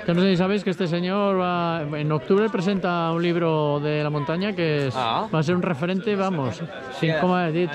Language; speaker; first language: Spanish; native; Spanish